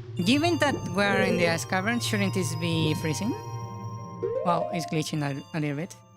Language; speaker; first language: English; non-native, fluent; Spanish